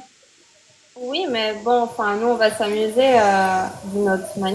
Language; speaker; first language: French; native; French